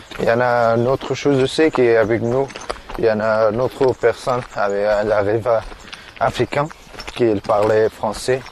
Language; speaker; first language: French; non-native, learner; Persian